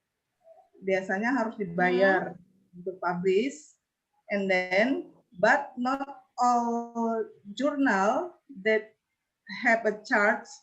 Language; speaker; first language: English; non-native, learner; Indonesian